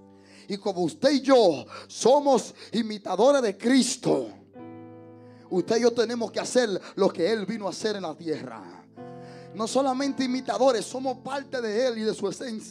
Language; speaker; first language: Spanish; native; Spanish